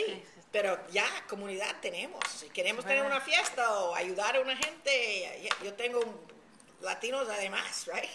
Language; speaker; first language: Spanish; early bilingual, heritage; Spanish